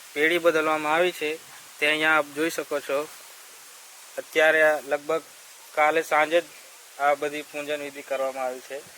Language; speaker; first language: Gujarati; non-native, local second language; Rathawi